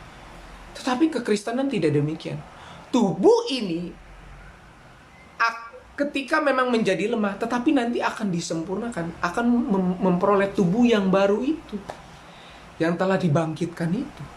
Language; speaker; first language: Indonesian; native; Indonesian